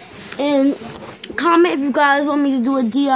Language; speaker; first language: English; native; English